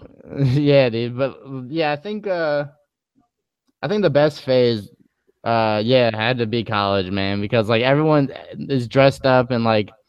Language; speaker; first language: English; native; English